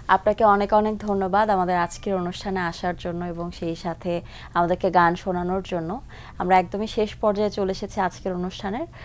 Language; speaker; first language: Bangla; native; Bangla